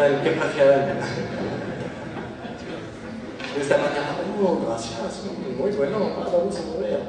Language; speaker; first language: Spanish; non-native, fluent; French